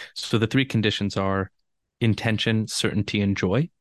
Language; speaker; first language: English; native; English